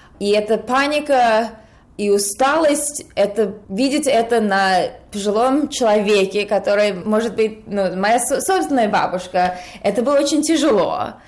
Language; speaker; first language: Russian; early bilingual, heritage; Russian